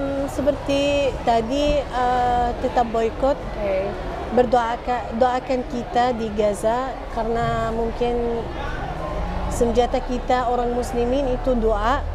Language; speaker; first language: Indonesian; non-native, fluent; Arabic